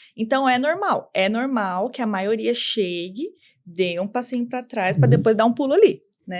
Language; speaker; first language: Portuguese; native; Portuguese